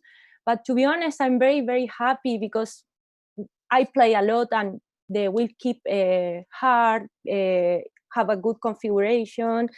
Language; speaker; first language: English; non-native, learner; Spanish